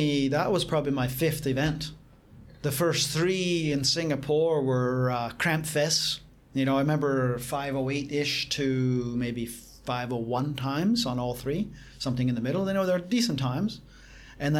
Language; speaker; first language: English; native; English